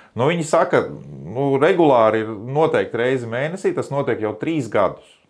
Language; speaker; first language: Latvian; native; Latvian